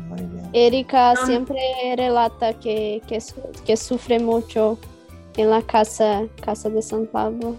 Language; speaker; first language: Spanish; non-native, learner; Portuguese